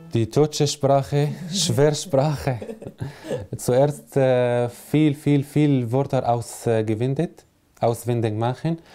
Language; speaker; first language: German; non-native, learner; Arabic